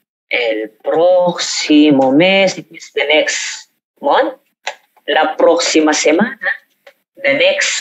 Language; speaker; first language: Spanish; non-native, fluent; Filipino